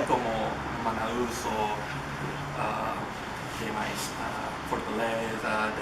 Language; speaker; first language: Portuguese; non-native, learner; Japanese